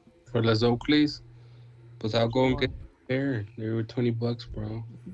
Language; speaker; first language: English; early bilingual, other home language; Spanish